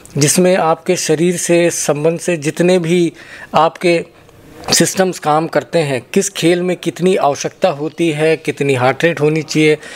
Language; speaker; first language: Hindi; native; Hindi